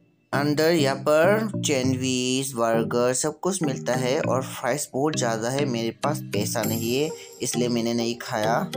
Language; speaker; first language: Hindi; non-native, local second language; Bodo